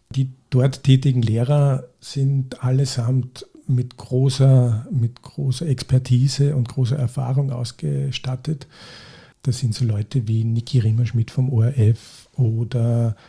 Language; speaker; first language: German; native; German